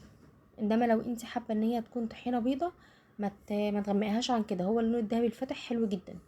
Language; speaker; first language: Arabic; native; Arabic